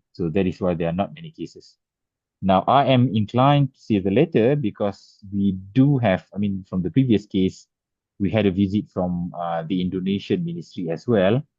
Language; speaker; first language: English; non-native, fluent; Malay